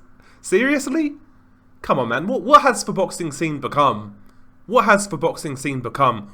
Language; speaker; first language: English; native; English